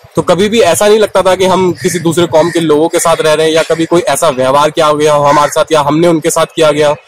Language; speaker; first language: Hindi; non-native, local second language; Bangla